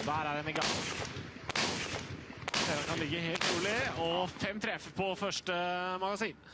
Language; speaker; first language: Norwegian; native; Norwegian